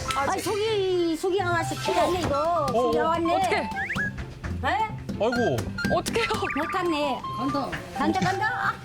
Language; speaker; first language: Korean; native; Korean